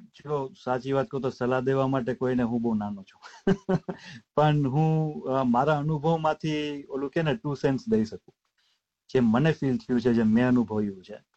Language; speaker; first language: Gujarati; native; Gujarati